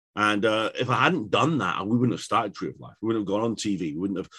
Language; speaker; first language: English; native; English